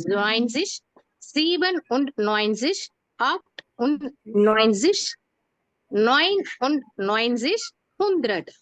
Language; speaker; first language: German; non-native, fluent; Tamil